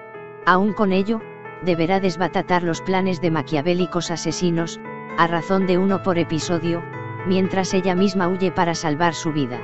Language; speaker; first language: Spanish; native; Spanish